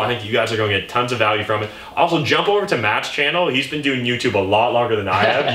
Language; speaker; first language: English; native; English